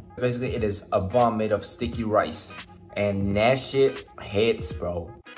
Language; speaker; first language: English; non-native, fluent; Chinese